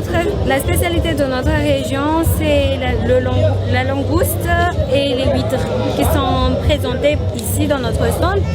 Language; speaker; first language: French; non-native, local second language; Malagasy